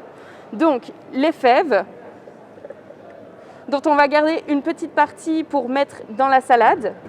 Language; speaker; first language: French; native; French